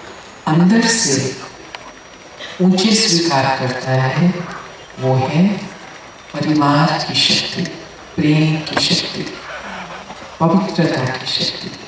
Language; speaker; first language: Hindi; native; Hindi